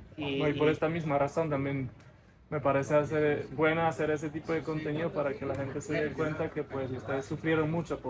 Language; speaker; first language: Spanish; non-native, fluent; Polish